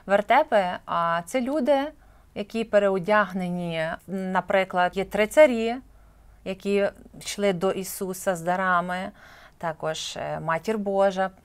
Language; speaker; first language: Ukrainian; native; Ukrainian